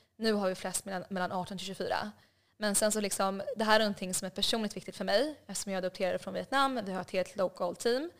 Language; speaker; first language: Swedish; native; Swedish